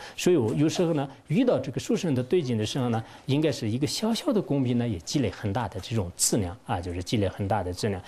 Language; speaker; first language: Chinese; non-native, local second language; Tibetan